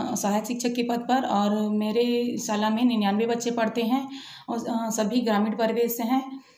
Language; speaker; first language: Hindi; native; Hindi